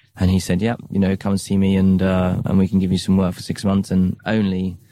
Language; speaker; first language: English; native; English